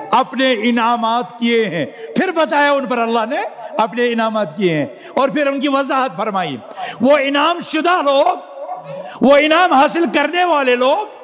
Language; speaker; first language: Urdu; non-native, local second language; Kashmiri